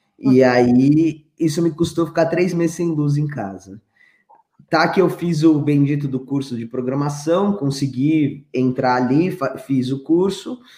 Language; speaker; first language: Portuguese; native; Portuguese